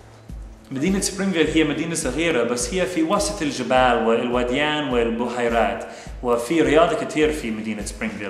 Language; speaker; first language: Arabic; non-native, fluent; English